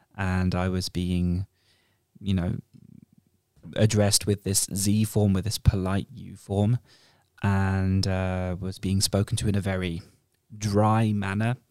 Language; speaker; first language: English; native; English